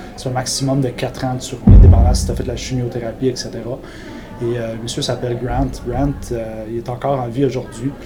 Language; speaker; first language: French; non-native, local second language; English